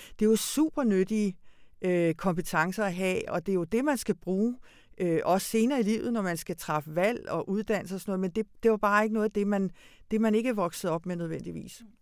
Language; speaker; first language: Danish; early bilingual, other home language; Hungarian